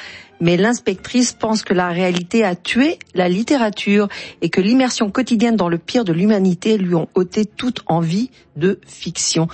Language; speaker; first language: French; native; French